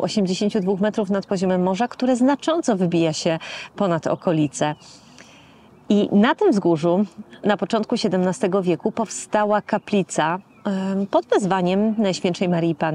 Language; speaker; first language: Polish; native; Polish